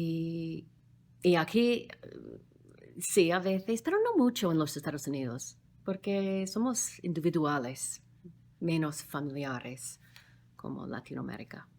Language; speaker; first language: Spanish; non-native, fluent; English